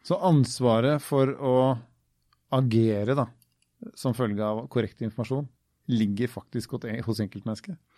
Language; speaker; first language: Norwegian; native; Norwegian